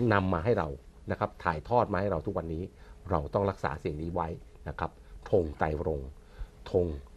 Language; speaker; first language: Thai; native; Thai